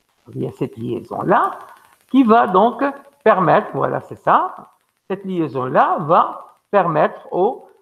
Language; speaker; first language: French; non-native, local second language; Arabic